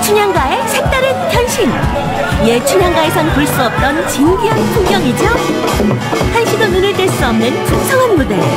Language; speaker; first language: Korean; native; Korean